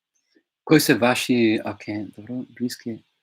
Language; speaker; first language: Russian; non-native, fluent; English